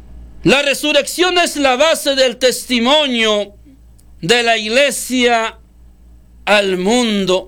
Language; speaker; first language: Spanish; native; Spanish